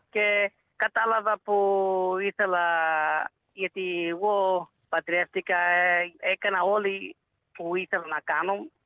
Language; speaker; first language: Greek; early bilingual, heritage; Greek